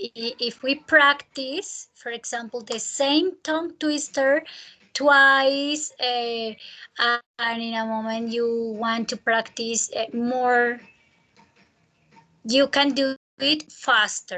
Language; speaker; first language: English; non-native, fluent; Spanish